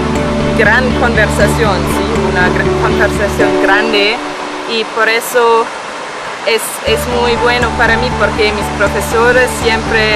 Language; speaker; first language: Spanish; non-native, learner; German